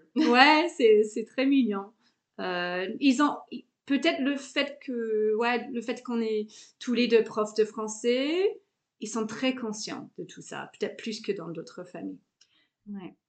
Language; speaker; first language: French; non-native, fluent; English